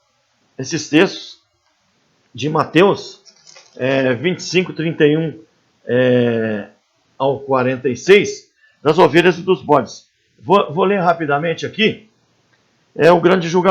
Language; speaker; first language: Portuguese; native; Portuguese